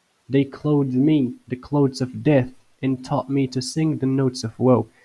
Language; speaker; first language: English; non-native, learner; Arabic